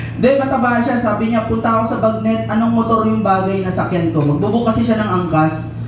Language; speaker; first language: Filipino; non-native, local second language; Cebuano